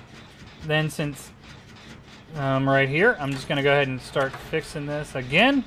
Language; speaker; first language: English; native; English